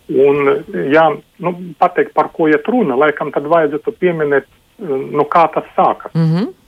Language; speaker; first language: Latvian; non-native, local second language; Russian